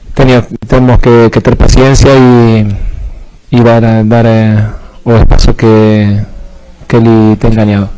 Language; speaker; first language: Portuguese; non-native, fluent; Spanish